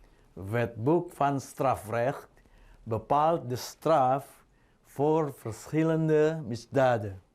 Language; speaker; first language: Dutch; non-native, fluent; Indonesian